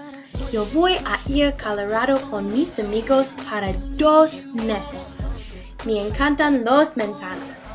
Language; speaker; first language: Spanish; non-native, learner; English